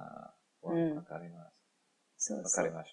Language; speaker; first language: Japanese; non-native, learner; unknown